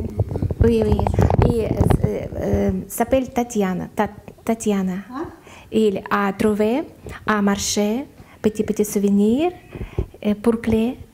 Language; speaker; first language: French; non-native, learner; Russian